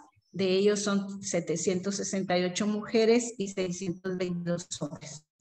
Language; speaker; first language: Spanish; native; Spanish